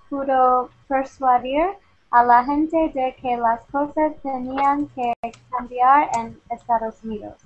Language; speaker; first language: Spanish; non-native, learner; English